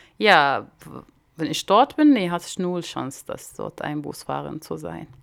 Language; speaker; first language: German; non-native, learner; Arabic